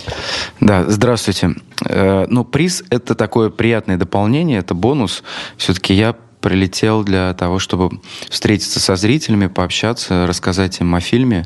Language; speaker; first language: Russian; native; Russian